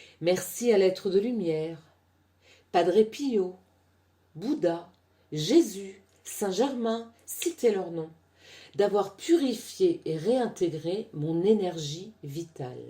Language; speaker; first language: French; native; French